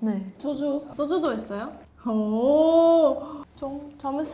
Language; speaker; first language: Korean; non-native, learner; Russian